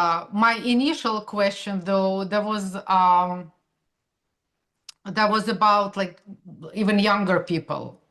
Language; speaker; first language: English; non-native, fluent; Russian